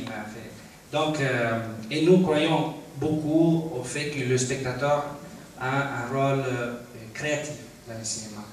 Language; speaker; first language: French; non-native, fluent; Italian